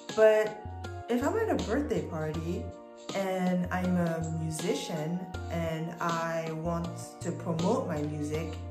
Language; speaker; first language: English; non-native, fluent; French